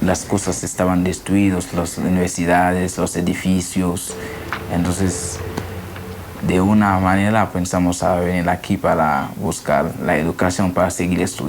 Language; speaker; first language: Spanish; non-native, fluent; Haitian Creole